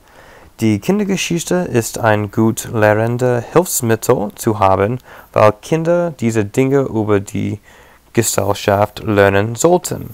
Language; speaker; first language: German; non-native, learner; English